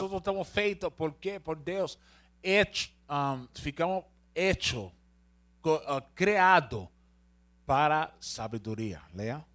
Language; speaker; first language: Portuguese; non-native, learner; Spanish